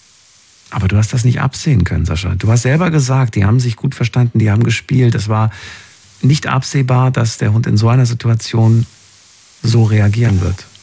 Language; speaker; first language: German; native; German